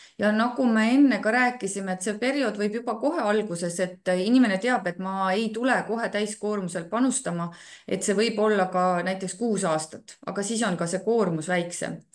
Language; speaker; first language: Estonian; native; Estonian